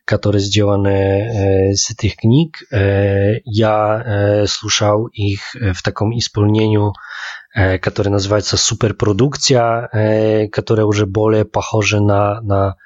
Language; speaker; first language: Polish; non-native, learner; Russian